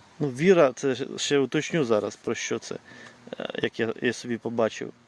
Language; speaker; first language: Ukrainian; non-native, local second language; Russian